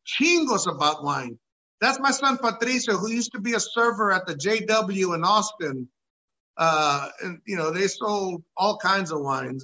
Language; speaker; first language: English; early bilingual, other home language; Spanish